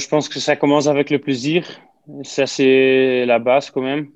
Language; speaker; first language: French; non-native, fluent; Dutch